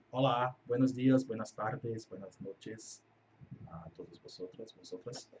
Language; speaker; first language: Spanish; non-native, fluent; Portuguese